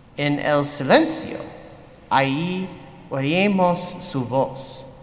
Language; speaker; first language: Spanish; non-native, learner; English